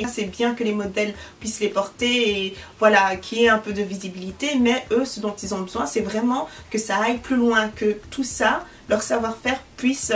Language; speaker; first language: French; early bilingual, other home language; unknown